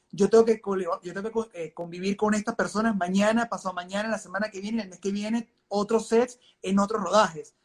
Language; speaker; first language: Spanish; native; Spanish